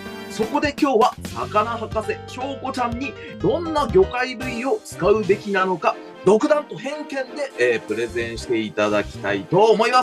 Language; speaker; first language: Japanese; native; Japanese